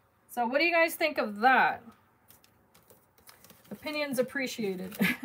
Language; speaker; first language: English; native; English